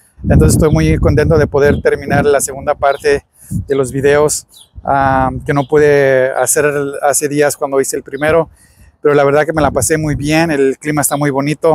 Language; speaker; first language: Spanish; early bilingual, heritage; Spanish